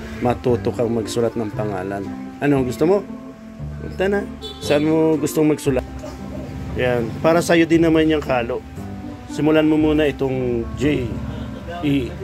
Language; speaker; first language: Filipino; non-native, local second language; Bikol